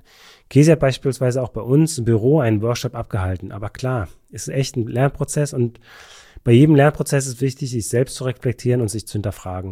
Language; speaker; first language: German; native; German